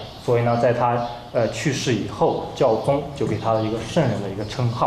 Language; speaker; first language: Chinese; native; Chinese